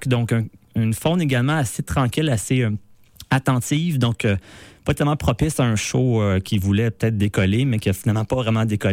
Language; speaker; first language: French; native; French